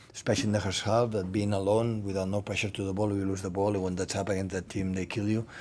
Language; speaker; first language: English; non-native, fluent; Catalan